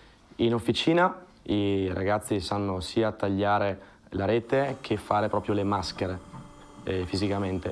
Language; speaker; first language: Italian; native; Italian